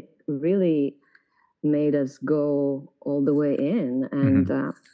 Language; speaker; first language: English; non-native, fluent; Italian